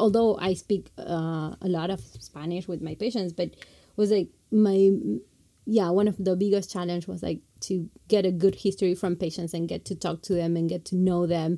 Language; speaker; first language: English; non-native, fluent; Spanish